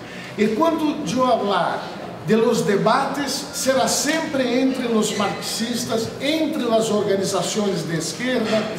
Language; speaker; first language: Spanish; non-native, fluent; Portuguese